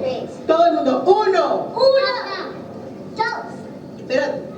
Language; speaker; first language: Spanish; native; Spanish